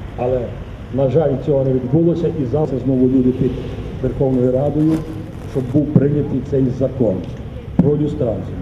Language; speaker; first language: Ukrainian; native; Ukrainian